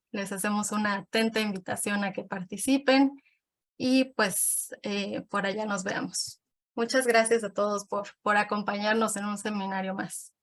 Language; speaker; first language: Spanish; native; Spanish